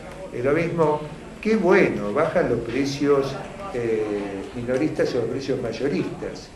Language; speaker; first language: Spanish; native; Spanish